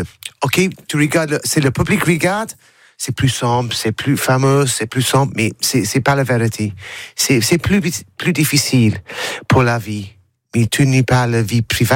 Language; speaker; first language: French; non-native, learner; English